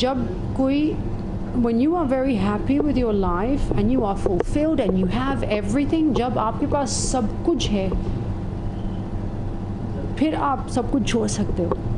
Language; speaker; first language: Hindi; non-native, fluent; English